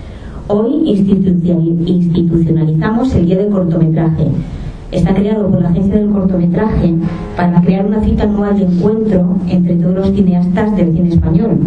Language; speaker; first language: Spanish; native; Spanish